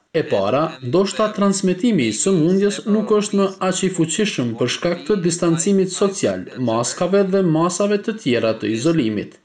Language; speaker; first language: Albanian; native; Albanian